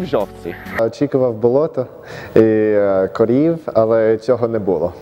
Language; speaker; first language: Ukrainian; early bilingual, heritage; Ukrainian